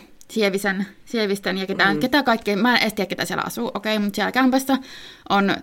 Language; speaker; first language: Finnish; native; Finnish